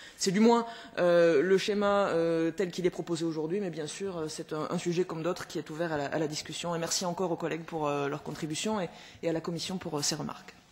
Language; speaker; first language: French; native; French